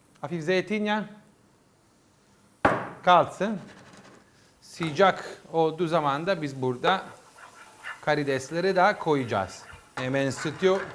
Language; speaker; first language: Turkish; non-native, learner; Italian